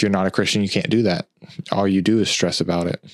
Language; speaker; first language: English; native; English